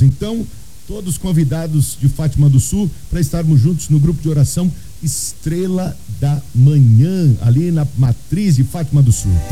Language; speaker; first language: Portuguese; native; Portuguese